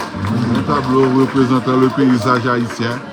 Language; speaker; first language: French; non-native, local second language; Haitian Creole